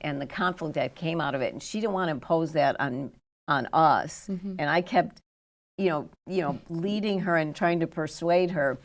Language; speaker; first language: English; native; English